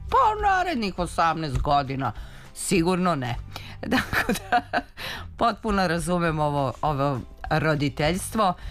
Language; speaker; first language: Serbian; native; Serbian